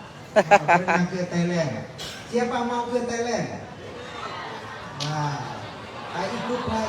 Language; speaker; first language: Indonesian; non-native, learner; Thai